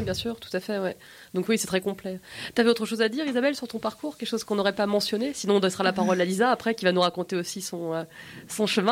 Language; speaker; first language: French; native; French